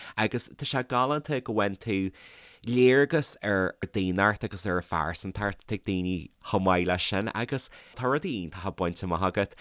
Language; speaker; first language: Irish; native; Irish